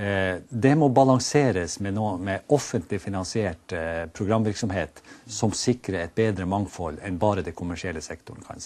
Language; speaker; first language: Norwegian; native; Norwegian